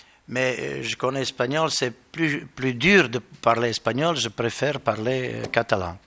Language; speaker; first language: French; non-native, learner; Bosnian